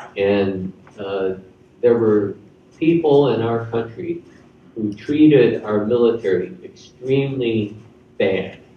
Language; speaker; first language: English; native; English